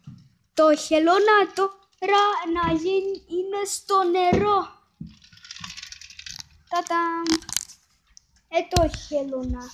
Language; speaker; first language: Greek; early bilingual, heritage; Greek